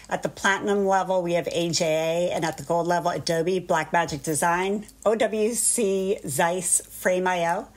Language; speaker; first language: English; native; English